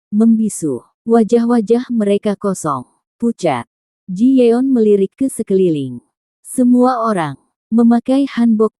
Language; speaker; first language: Indonesian; native; Indonesian